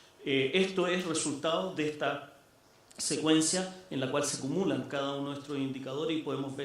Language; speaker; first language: Spanish; native; Spanish